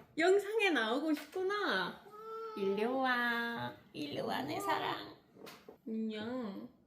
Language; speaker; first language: Korean; non-native, fluent; English